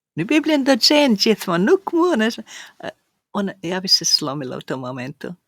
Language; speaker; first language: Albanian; non-native, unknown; Croatian